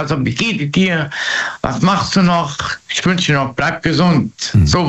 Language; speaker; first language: German; native; German